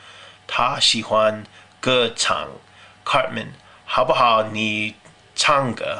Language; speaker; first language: Chinese; non-native, learner; English